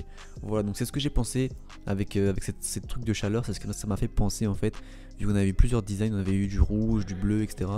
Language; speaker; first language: French; native; French